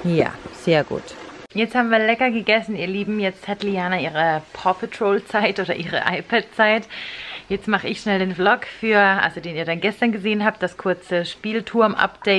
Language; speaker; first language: German; native; German